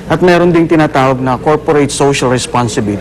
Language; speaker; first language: Filipino; native; Filipino